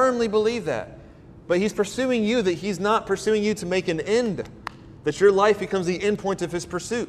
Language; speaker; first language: English; native; English